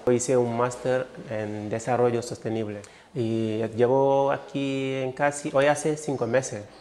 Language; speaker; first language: Spanish; non-native, fluent; Wolof